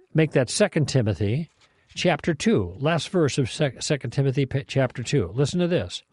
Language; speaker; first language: English; native; English